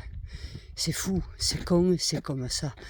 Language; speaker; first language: French; native; French